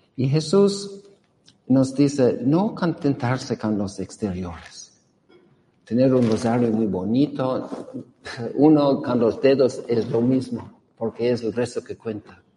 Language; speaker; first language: Spanish; non-native, fluent; English